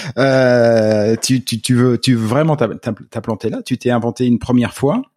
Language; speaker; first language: French; native; French